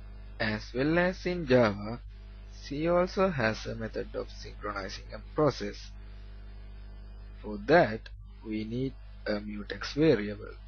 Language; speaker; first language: English; non-native, learner; Sinhala